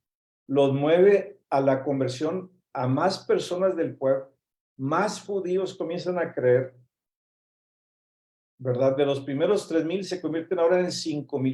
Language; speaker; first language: Spanish; native; Spanish